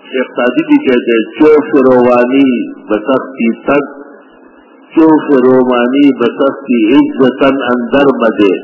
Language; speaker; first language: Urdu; non-native, local second language; Pashto